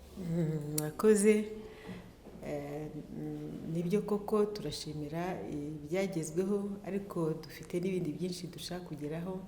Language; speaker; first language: Kinyarwanda; native; Kinyarwanda